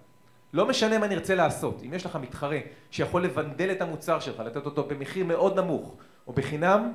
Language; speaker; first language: Hebrew; native; Hebrew